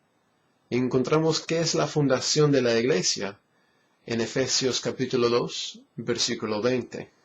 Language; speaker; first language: Spanish; non-native, fluent; English